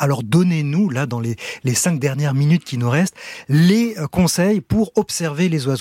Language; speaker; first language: French; native; French